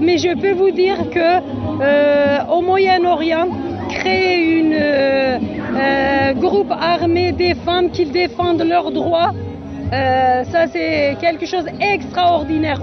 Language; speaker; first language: French; non-native, learner; Kurdish